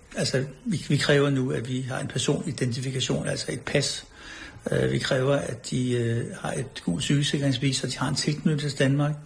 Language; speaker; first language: Danish; native; Danish